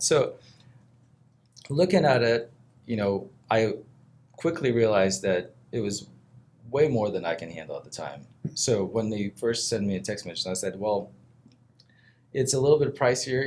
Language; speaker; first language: English; non-native, fluent; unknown